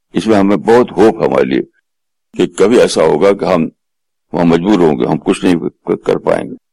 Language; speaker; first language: Urdu; native; Urdu